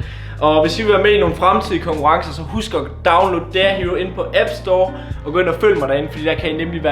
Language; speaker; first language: Danish; native; Danish